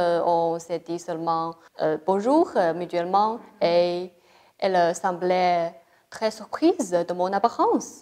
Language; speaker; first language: French; non-native, fluent; Chinese